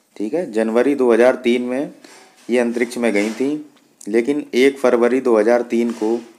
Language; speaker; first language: Hindi; native; Hindi